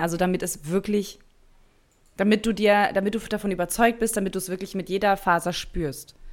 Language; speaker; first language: German; native; German